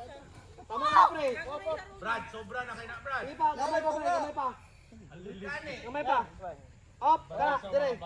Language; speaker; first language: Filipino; non-native, local second language; Cebuano